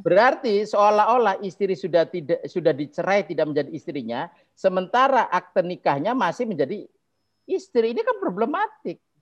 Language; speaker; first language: Indonesian; non-native, local second language; Javanese